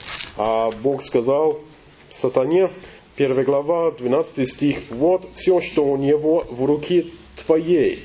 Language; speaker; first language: Russian; non-native, learner; English